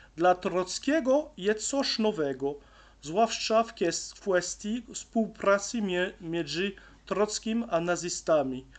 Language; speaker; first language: Polish; non-native, learner; French